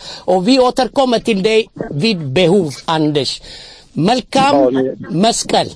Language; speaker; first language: Swedish; non-native, fluent; Amharic